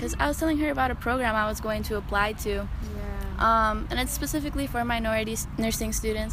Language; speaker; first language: English; early bilingual, other home language; Spanish